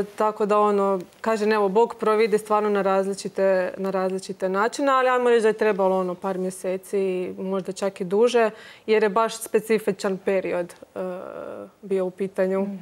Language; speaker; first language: Croatian; native; Croatian